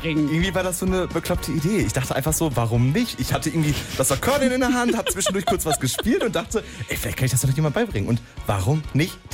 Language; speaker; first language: German; native; German